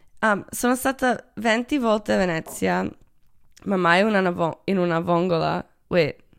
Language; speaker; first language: Italian; non-native, fluent; Croatian